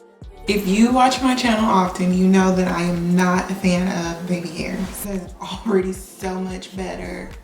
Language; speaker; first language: English; native; English